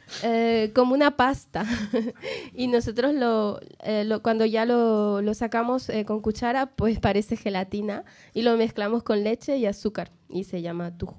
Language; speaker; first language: Spanish; native; Spanish